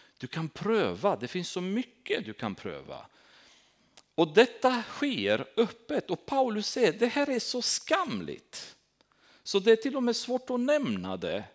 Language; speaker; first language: Swedish; non-native, fluent; Romanian